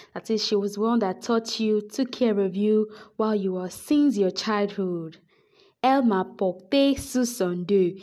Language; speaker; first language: English; non-native, local second language; Yoruba